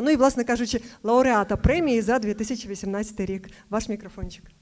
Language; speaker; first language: Ukrainian; native; Ukrainian